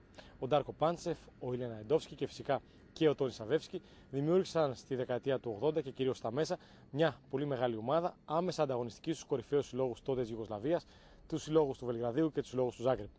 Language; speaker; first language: Greek; native; Greek